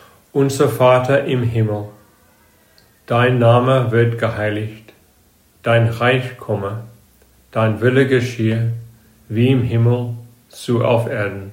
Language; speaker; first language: German; non-native, fluent; English